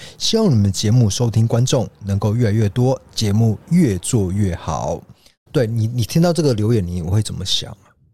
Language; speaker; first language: Chinese; native; Chinese